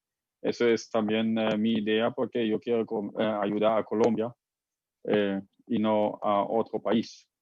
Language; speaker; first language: Spanish; non-native, fluent; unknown